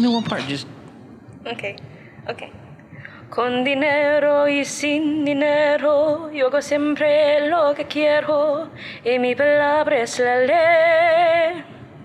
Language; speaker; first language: English; early bilingual, other home language; Spanish